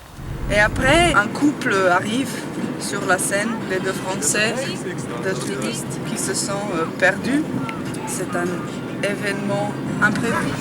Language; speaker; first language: French; non-native, fluent; Slovenian